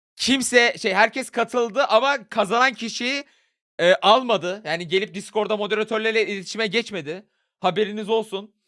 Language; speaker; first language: Turkish; native; Turkish